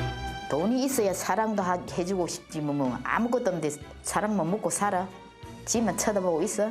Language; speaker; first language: Korean; native; Korean